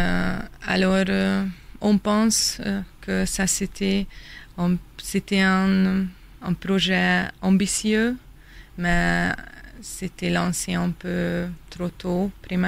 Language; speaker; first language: French; non-native, fluent; Hungarian